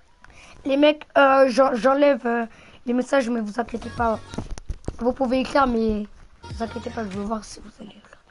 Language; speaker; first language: French; native; French